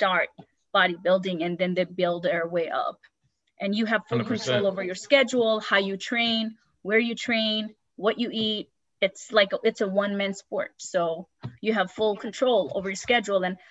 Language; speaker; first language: English; non-native, local second language; Sylheti